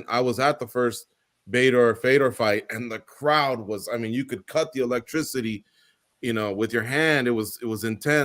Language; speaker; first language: English; native; English